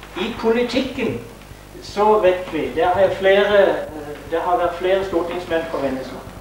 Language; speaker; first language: Norwegian; native; Norwegian